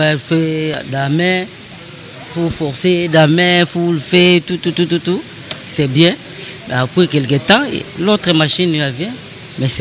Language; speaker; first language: French; non-native, learner; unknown